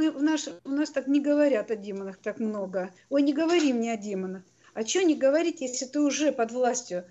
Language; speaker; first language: Russian; native; Russian